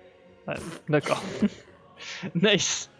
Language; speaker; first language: French; native; French